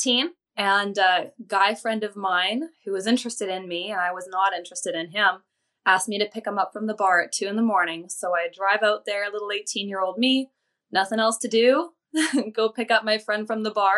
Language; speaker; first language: English; native; English